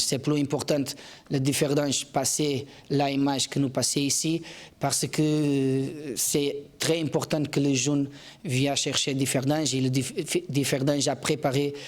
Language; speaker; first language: French; non-native, learner; Portuguese